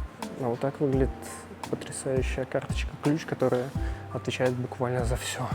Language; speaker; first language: Russian; native; Russian